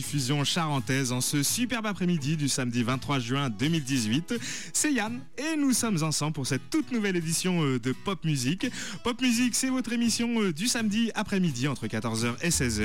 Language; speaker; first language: French; native; French